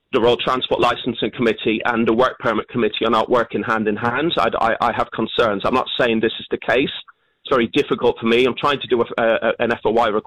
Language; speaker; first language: English; native; English